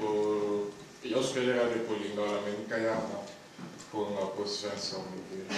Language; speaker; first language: Swedish; non-native, learner; Lingala